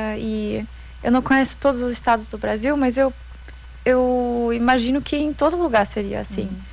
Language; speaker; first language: Portuguese; non-native, fluent; German